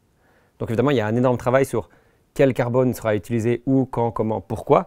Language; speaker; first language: French; native; French